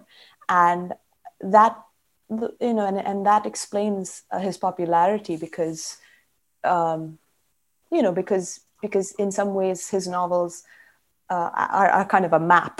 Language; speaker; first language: English; non-native, local second language; Kannada